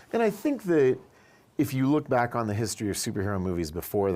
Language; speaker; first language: English; native; English